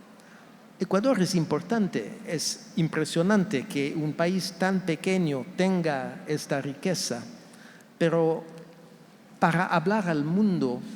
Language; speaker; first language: Spanish; non-native, fluent; French